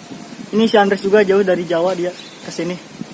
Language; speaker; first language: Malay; non-native, local second language; Sundanese